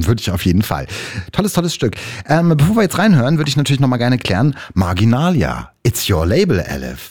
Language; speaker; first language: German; native; German